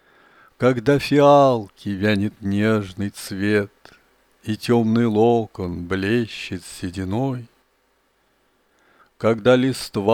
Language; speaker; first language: Russian; native; Russian